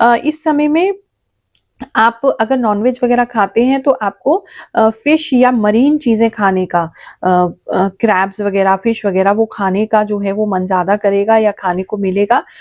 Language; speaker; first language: Hindi; native; Hindi